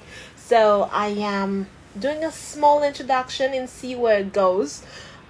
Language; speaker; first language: English; non-native, fluent; Haitian Creole